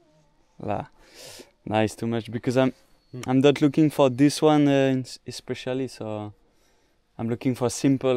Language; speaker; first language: English; non-native, learner; French